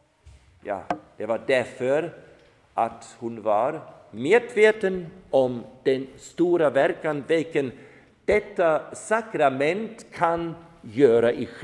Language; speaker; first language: Swedish; non-native, fluent; German